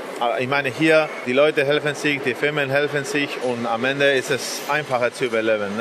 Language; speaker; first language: German; non-native, fluent; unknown